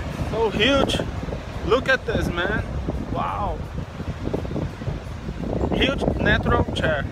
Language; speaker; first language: English; non-native, learner; Portuguese